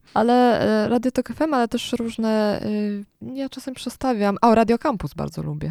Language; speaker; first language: Polish; native; Polish